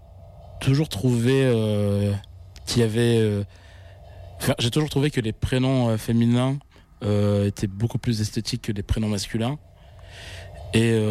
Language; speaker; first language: French; native; French